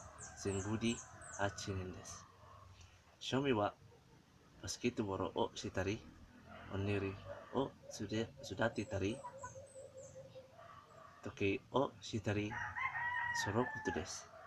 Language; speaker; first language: Japanese; non-native, learner; Cebuano